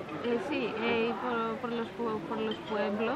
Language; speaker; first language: Spanish; non-native, fluent; Greek